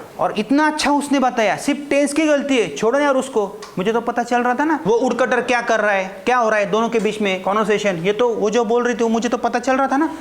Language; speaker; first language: Hindi; non-native, local second language; Marathi